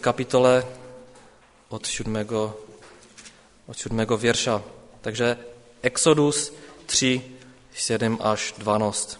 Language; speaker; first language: Czech; non-native, local second language; Polish